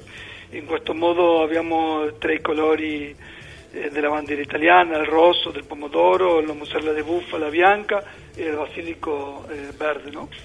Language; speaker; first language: Italian; non-native, learner; Spanish